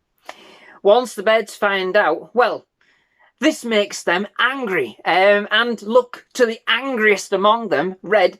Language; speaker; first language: English; native; English